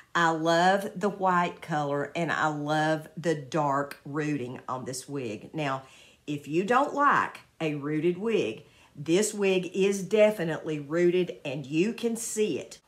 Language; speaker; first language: English; native; English